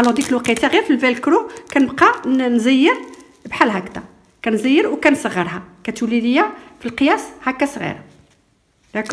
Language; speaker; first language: Arabic; native; Arabic